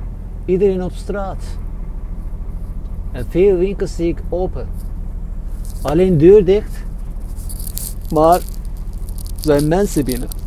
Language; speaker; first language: Dutch; non-native, fluent; Turkish